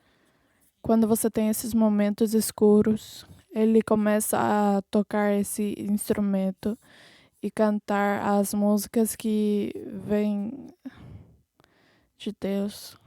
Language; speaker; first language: Portuguese; non-native, fluent; English